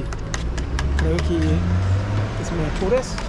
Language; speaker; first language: Spanish; non-native, learner; Haitian Creole